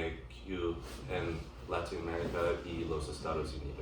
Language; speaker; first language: Spanish; non-native, learner; English